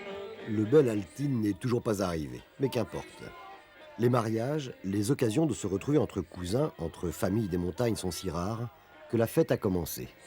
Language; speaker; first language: French; native; French